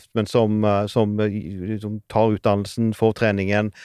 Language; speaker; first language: Norwegian; native; Norwegian